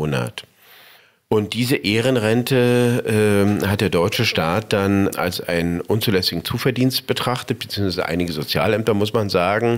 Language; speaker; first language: German; native; German